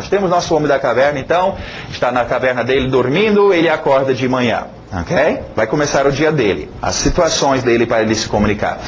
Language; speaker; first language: Portuguese; non-native, fluent; English